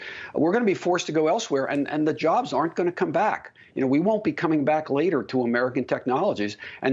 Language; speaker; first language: English; native; English